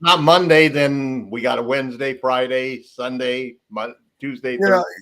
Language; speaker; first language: English; native; English